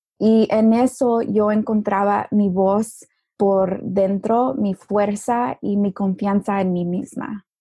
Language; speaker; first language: Spanish; early bilingual, heritage; Spanish